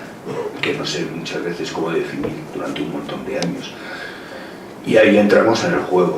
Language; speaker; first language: Spanish; native; Spanish